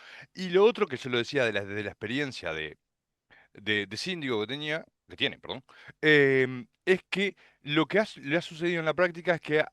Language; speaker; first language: Spanish; native; Spanish